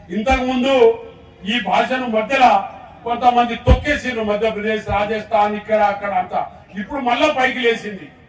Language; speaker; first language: Telugu; non-native, local second language; Lambadi